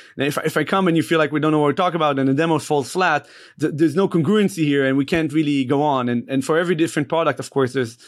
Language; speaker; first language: English; non-native, fluent; Hebrew